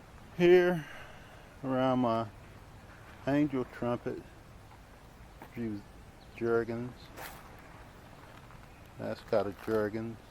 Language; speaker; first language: English; native; English